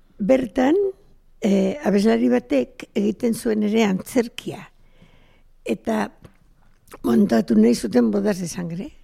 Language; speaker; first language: Basque; non-native, local second language; Spanish